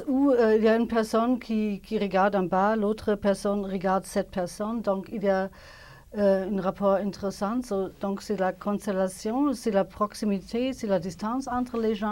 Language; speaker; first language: French; non-native, fluent; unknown